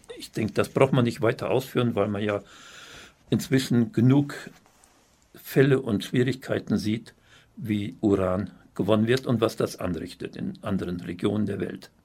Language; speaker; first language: German; native; German